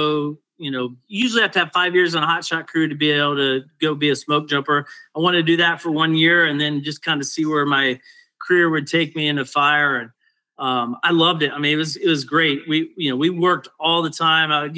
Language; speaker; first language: English; native; English